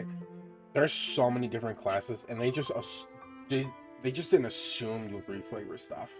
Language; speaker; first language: English; native; English